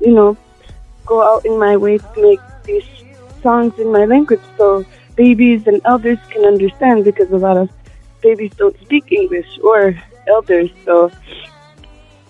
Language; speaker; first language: English; non-native, fluent; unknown